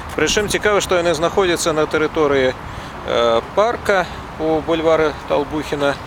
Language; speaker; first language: Belarusian; non-native, local second language; Russian